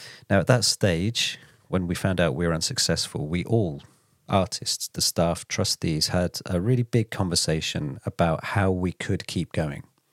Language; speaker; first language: English; native; English